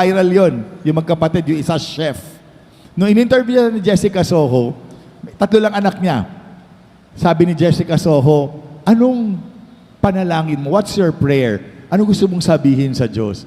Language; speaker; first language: Filipino; native; Filipino